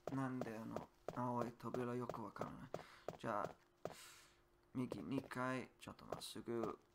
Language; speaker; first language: Japanese; non-native, learner; English